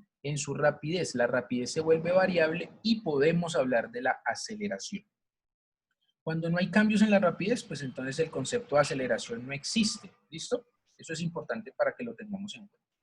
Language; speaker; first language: Spanish; native; Spanish